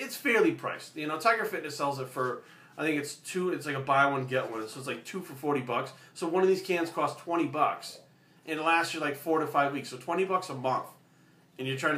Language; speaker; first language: English; native; English